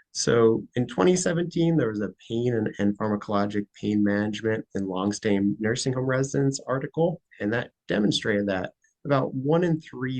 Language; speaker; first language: English; native; English